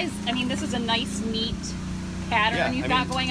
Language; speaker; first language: English; native; English